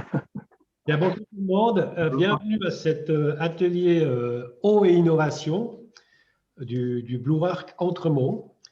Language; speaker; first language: French; native; French